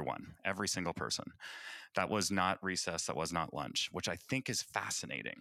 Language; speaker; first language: English; native; English